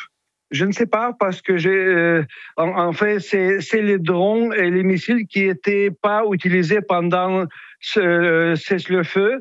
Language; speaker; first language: French; non-native, fluent; Ukrainian